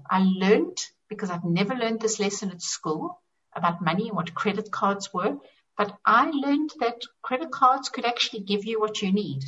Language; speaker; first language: English; native; English